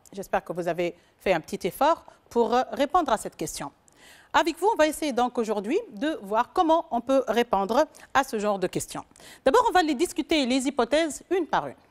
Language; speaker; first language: French; non-native, local second language; Arabic